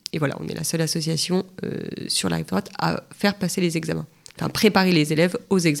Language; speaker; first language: French; native; French